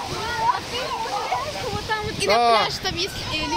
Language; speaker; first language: Russian; native; Russian